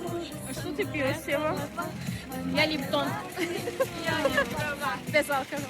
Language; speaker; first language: Russian; non-native, fluent; Azerbaijani